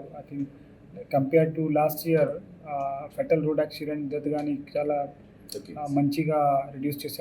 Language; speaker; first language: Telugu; non-native, fluent; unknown